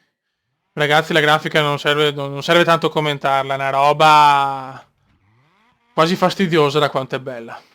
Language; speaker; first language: Italian; native; Italian